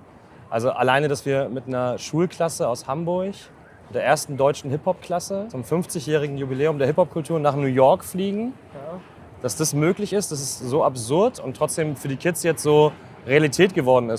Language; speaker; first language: German; native; German